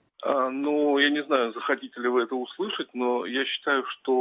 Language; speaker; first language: Russian; native; Russian